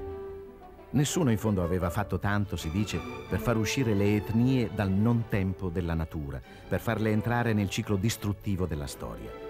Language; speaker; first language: Italian; native; Italian